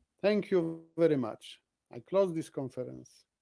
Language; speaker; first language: English; non-native, fluent; Polish